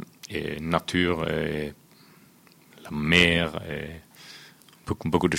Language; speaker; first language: French; non-native, fluent; Finnish